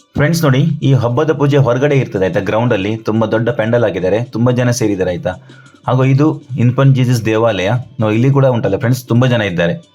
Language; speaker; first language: Kannada; non-native, local second language; Konkani